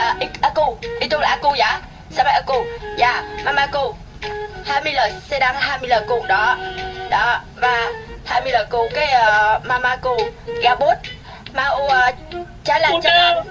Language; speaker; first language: Indonesian; non-native, learner; Vietnamese